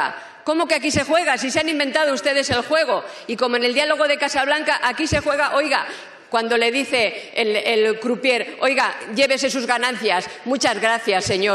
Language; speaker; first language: Spanish; native; Spanish